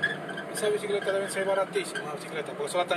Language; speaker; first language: Spanish; native; Spanish